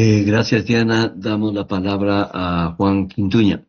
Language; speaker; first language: Spanish; native; Spanish